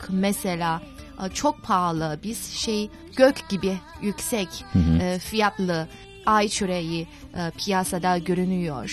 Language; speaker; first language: Turkish; non-native, fluent; Chinese